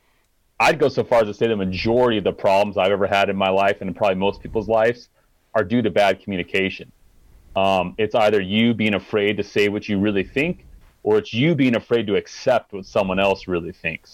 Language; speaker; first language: English; native; English